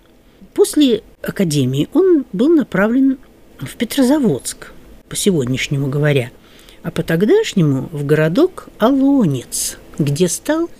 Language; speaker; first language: Russian; native; Russian